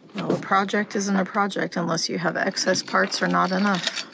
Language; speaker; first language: English; native; English